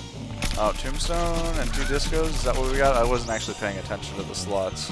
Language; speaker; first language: English; native; English